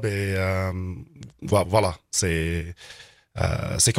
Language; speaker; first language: French; non-native, learner; English